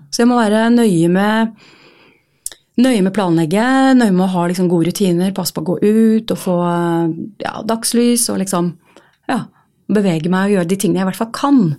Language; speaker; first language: Norwegian; native; Norwegian